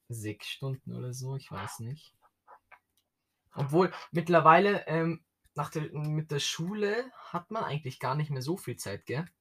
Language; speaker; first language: German; native; German